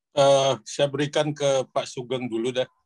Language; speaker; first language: Indonesian; native; Indonesian